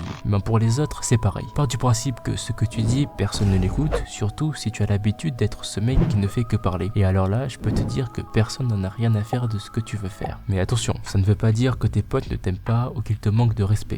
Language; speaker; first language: French; native; French